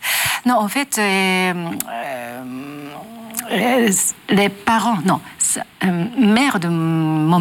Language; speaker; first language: French; non-native, learner; Japanese